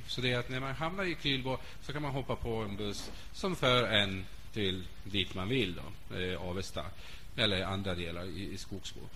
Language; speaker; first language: Swedish; non-native, fluent; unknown